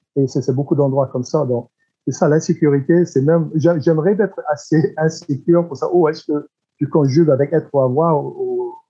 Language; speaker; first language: French; non-native, fluent; English